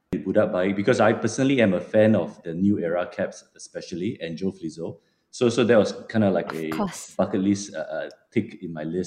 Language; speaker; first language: English; non-native, local second language; Min Nan Chinese